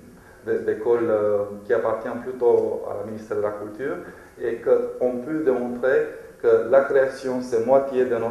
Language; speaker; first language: French; non-native, fluent; Romanian